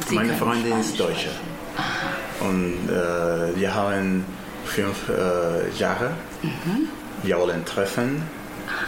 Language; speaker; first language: German; non-native, learner; Spanish